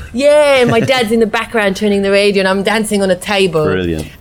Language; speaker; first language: English; non-native, fluent; Slovak